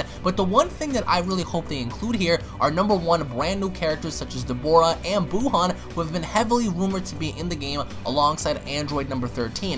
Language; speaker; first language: English; native; English